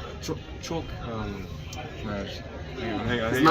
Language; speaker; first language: Russian; non-native, learner; English